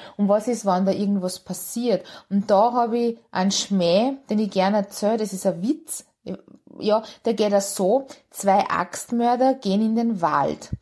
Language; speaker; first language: German; early bilingual, other home language; Hungarian